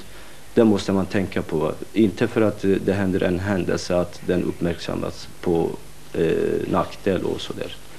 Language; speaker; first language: Swedish; non-native, fluent; Kurdish